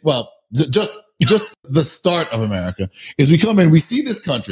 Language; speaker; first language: English; native; English